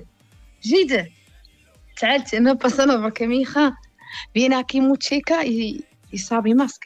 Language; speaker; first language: Spanish; non-native, learner; Arabic